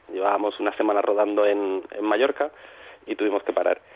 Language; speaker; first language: Spanish; native; Spanish